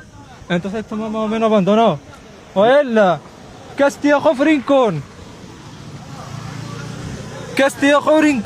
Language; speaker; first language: Spanish; native; Spanish